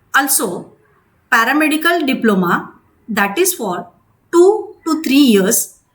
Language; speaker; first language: English; non-native, local second language; Marathi